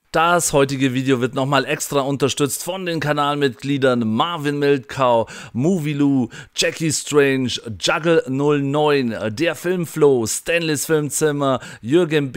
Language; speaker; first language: German; native; German